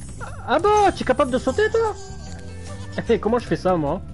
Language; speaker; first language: French; native; French